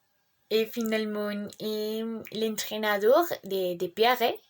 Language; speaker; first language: French; non-native, learner; Spanish